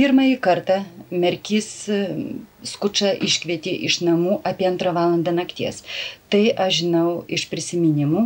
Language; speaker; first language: Lithuanian; native; Lithuanian